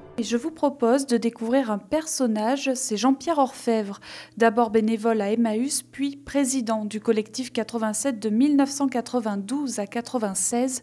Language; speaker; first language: French; native; French